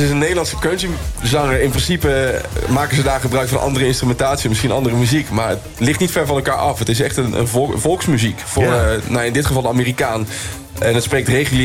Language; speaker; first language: Dutch; native; Dutch